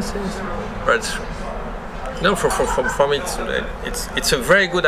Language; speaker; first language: English; non-native, learner; French